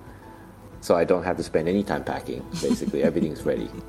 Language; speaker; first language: English; native; English